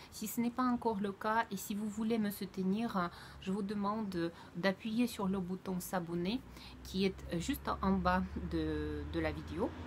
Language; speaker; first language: French; non-native, fluent; Russian